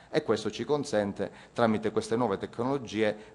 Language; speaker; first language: Italian; native; Italian